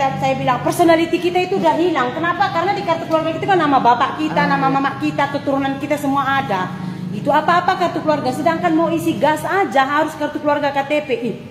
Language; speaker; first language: Indonesian; native; Indonesian